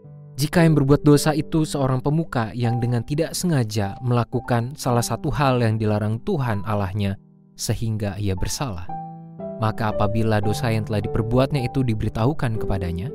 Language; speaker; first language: Indonesian; native; Indonesian